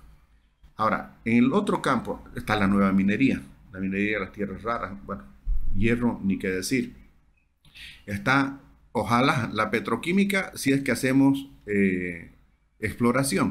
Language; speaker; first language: Spanish; native; Spanish